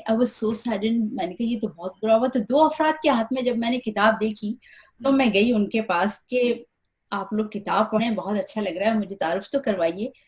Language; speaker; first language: Urdu; non-native, local second language; Sindhi